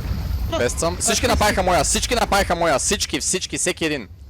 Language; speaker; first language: Bulgarian; native; Bulgarian